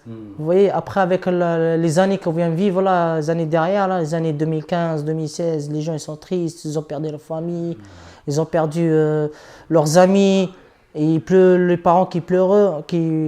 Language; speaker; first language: French; non-native, local second language; Arabic